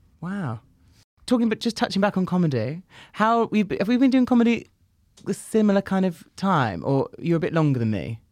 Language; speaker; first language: English; native; English